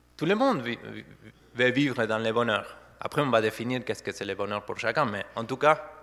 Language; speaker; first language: French; non-native, fluent; Spanish